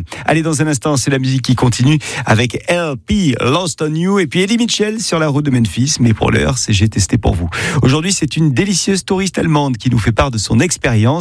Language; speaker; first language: French; native; French